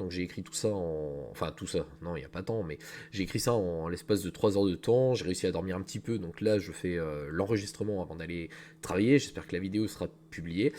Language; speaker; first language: French; native; French